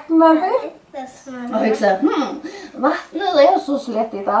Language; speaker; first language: Icelandic; non-native, fluent; Danish